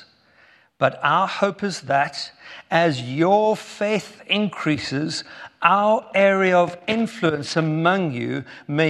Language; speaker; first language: English; native; English